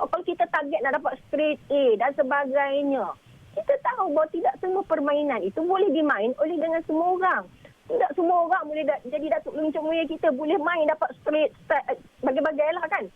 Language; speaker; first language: Malay; native; Malay